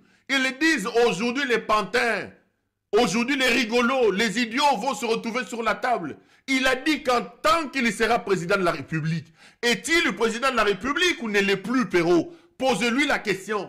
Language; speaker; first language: French; non-native, local second language; Lingala